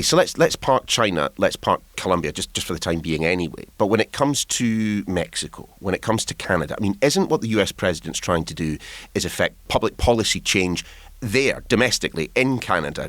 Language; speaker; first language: English; native; English